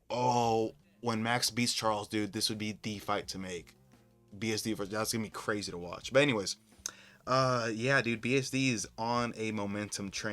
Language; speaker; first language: English; native; English